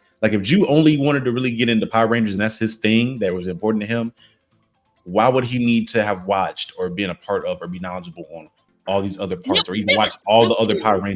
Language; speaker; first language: English; native; English